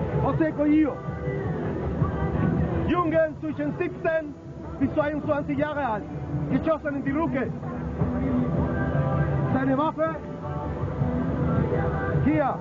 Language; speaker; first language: German; non-native, learner; Spanish